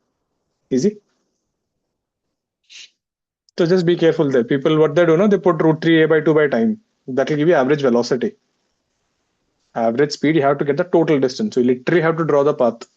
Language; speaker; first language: English; non-native, local second language; Hindi